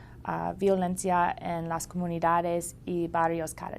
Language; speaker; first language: Spanish; non-native, learner; English